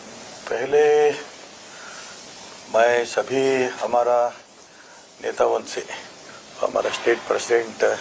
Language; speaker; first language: Hindi; non-native, local second language; Kannada